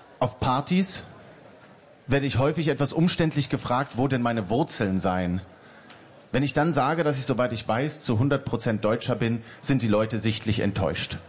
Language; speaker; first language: German; native; German